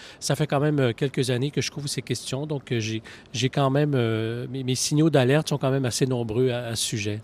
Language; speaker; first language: French; native; French